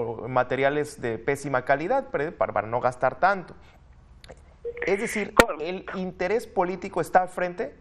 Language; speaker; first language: Spanish; native; Spanish